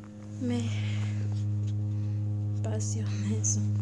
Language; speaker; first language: Spanish; non-native, learner; English